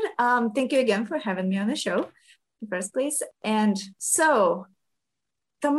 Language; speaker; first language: English; non-native, fluent; Ukrainian